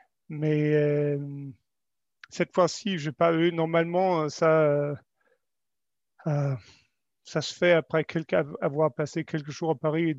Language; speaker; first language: French; non-native, fluent; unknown